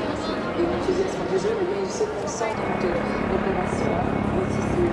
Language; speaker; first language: French; native; French